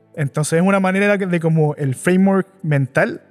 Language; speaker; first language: Spanish; native; Spanish